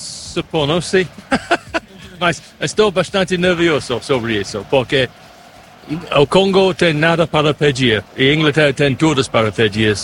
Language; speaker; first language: Portuguese; non-native, learner; English